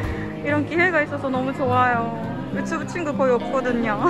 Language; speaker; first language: Korean; non-native, fluent; Japanese